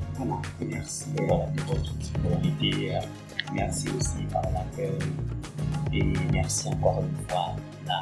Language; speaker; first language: French; non-native, fluent; Portuguese